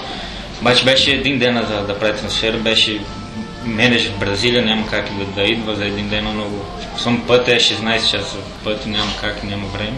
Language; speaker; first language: Bulgarian; non-native, learner; Portuguese